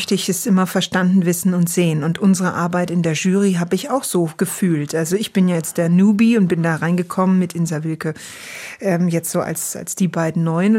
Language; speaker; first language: German; native; German